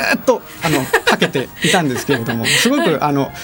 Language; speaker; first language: Japanese; native; Japanese